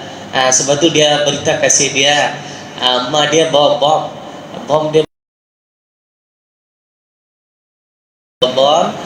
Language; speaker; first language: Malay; non-native, local second language; Tamil